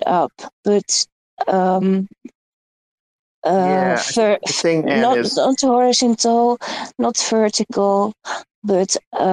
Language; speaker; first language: English; non-native, learner; Dutch